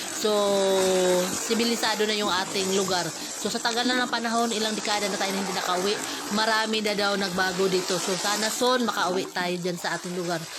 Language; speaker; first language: Filipino; non-native, local second language; Cebuano